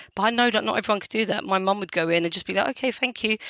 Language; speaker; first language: English; native; English